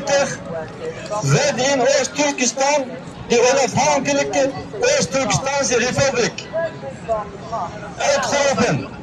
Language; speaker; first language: Dutch; non-native, learner; Uyghur